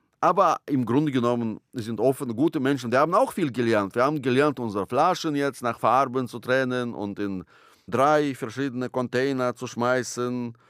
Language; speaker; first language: German; non-native, fluent; Russian